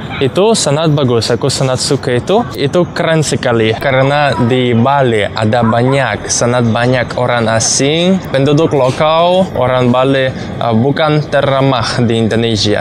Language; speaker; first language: Indonesian; non-native, learner; Russian